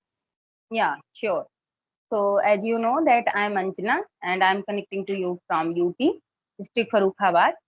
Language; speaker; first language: English; non-native, fluent; Hindi